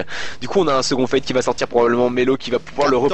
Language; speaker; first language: French; native; French